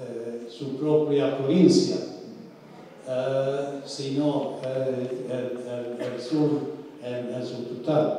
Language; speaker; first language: Spanish; non-native, fluent; Swedish